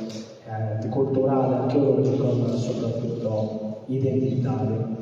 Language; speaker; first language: Italian; native; Italian